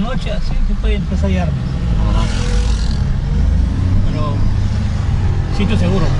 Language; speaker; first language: Spanish; native; Spanish